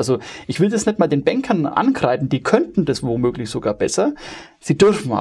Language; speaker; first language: German; native; German